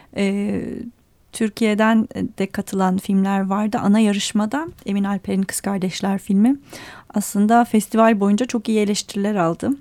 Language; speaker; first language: Turkish; native; Turkish